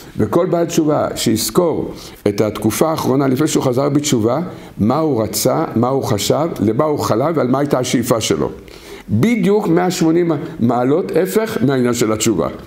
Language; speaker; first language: Hebrew; native; Hebrew